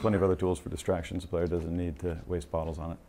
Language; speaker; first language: English; native; English